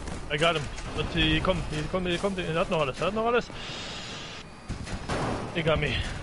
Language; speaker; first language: English; non-native, learner; German